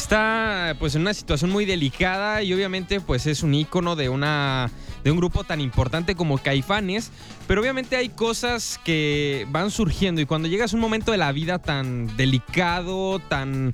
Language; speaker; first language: Spanish; native; Spanish